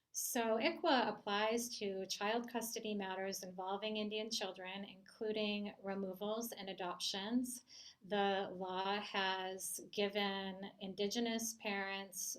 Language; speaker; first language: English; native; English